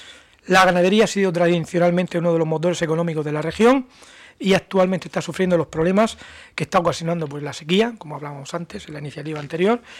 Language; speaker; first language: Spanish; native; Spanish